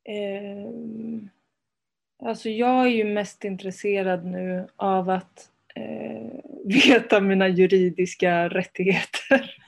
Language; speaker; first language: Swedish; early bilingual, other home language; Spanish